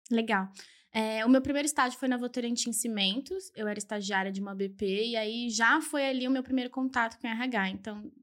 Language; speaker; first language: Portuguese; early bilingual, other home language; Spanish